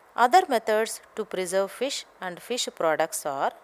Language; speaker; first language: English; non-native, local second language; Telugu